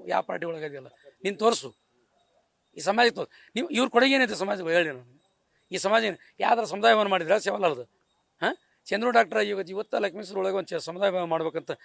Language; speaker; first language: Kannada; non-native, local second language; Lambadi